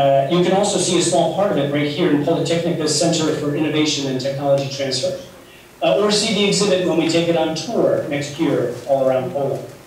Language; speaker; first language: English; native; English